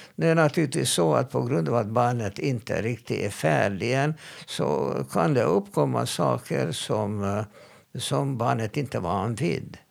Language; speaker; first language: Swedish; non-native, fluent; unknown